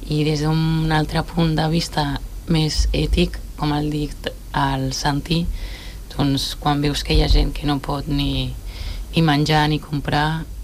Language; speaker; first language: Catalan; native; Catalan